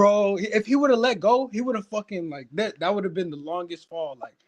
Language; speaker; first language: English; native; English